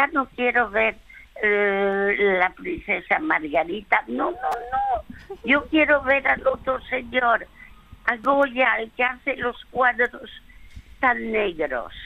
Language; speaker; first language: Spanish; early bilingual, other home language; French